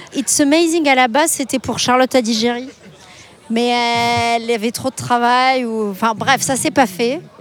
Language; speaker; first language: French; native; French